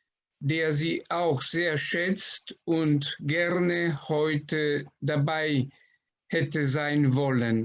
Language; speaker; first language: German; non-native, fluent; Italian